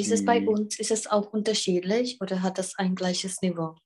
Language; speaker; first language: German; non-native, fluent; Czech